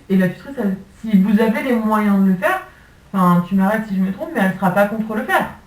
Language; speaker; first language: French; native; French